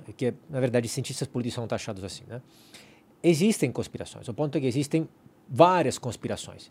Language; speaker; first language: Portuguese; non-native, fluent; Italian